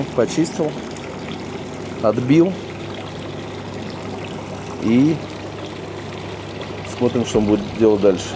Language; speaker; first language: Russian; native; Russian